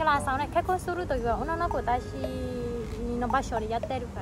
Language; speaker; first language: Japanese; non-native, learner; Burmese